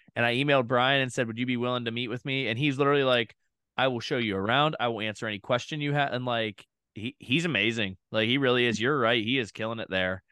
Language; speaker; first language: English; native; English